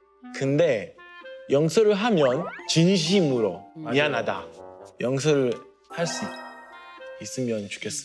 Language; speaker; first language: Korean; non-native, fluent; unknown